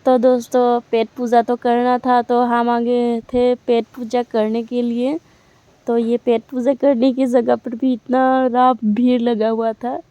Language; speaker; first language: Hindi; non-native, local second language; Assamese